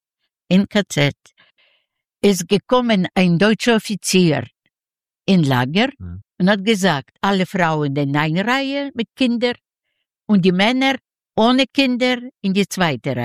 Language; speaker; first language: German; non-native, learner; Yiddish